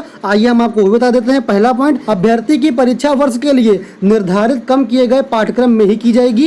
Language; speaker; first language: Hindi; native; Hindi